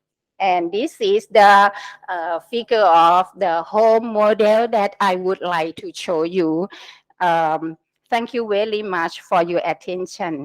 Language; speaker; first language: English; non-native, learner; Thai